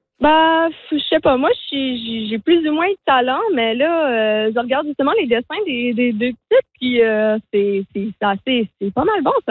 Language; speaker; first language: French; native; French